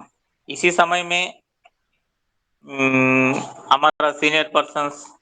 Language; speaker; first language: Hindi; non-native, local second language; Telugu